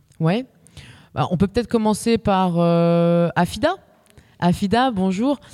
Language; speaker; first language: French; native; French